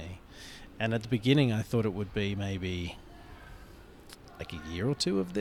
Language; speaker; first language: English; native; English